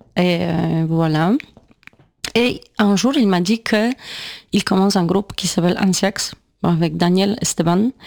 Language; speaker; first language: French; non-native, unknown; Polish